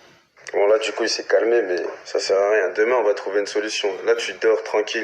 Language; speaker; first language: French; native; French